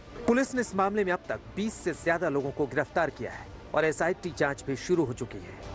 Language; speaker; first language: Hindi; native; Hindi